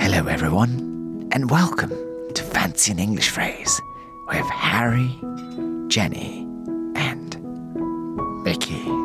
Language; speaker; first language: English; native; English